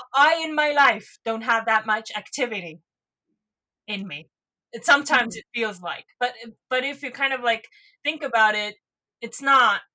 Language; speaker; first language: English; non-native, fluent; Estonian